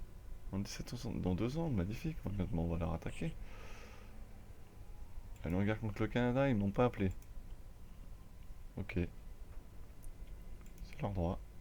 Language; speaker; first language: French; native; French